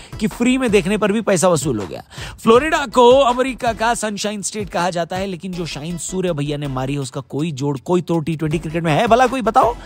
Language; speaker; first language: Hindi; native; Hindi